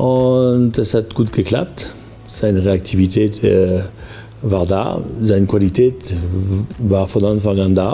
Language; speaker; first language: German; non-native, local second language; French